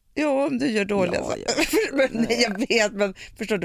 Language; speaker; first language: Swedish; native; Swedish